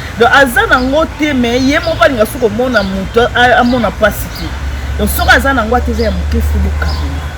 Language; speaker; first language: Lingala; native; Lingala